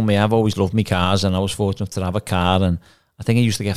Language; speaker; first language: English; native; English